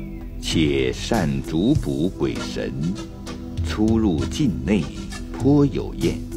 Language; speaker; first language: Chinese; native; Chinese